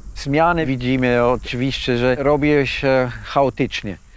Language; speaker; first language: Polish; non-native, fluent; Swiss German